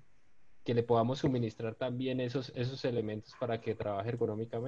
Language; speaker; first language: Spanish; native; Spanish